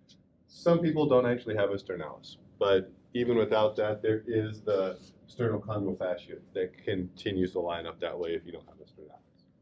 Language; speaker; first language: English; native; English